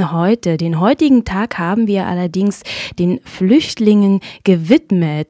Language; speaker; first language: German; native; German